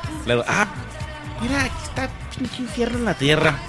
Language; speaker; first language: Spanish; native; Spanish